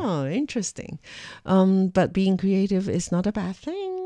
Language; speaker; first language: English; non-native, fluent; Chinese